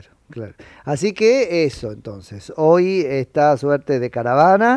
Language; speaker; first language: Spanish; native; Spanish